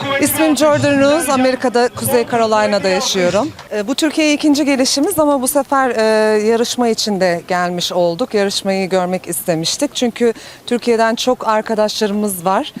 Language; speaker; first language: Turkish; non-native, fluent; English